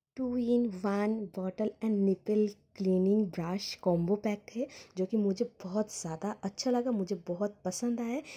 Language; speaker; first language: Hindi; non-native, local second language; Bangla